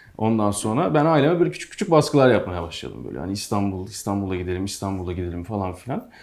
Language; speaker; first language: Turkish; native; Turkish